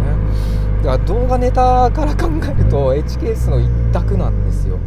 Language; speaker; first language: Japanese; native; Japanese